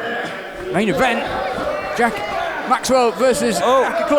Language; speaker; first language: English; native; English